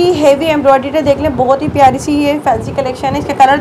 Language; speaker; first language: Urdu; native; Urdu